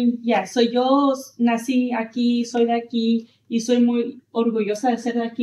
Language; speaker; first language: Spanish; early bilingual, heritage; Spanish